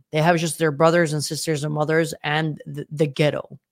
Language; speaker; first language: English; non-native, fluent; Arabic